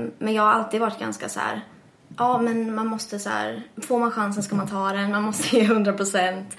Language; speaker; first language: Swedish; early bilingual, other home language; English